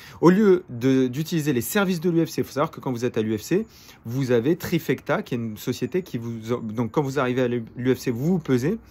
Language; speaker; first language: French; native; French